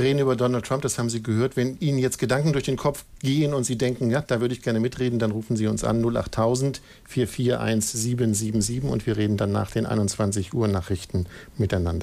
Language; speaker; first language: German; native; German